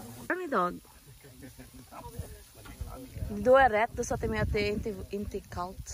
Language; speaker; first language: Swedish; non-native, learner; Filipino